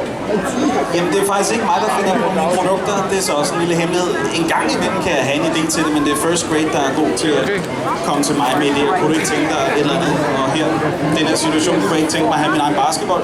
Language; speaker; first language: Danish; native; Danish